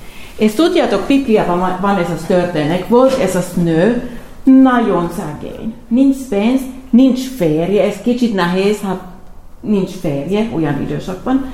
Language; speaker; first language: Hungarian; non-native, learner; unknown